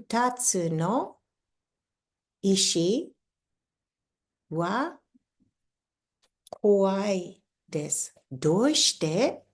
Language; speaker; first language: Japanese; non-native, fluent; English